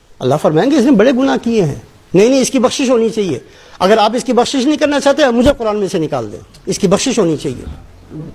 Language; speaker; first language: Urdu; non-native, local second language; Punjabi